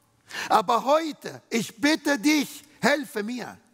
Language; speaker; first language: German; non-native, fluent; Arabic